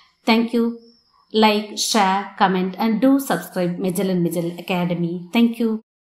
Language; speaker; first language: English; non-native, local second language; Tamil